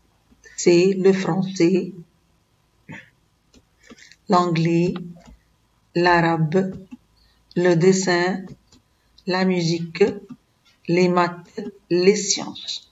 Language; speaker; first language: French; non-native, fluent; Arabic